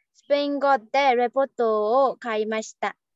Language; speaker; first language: Japanese; non-native, learner; Burmese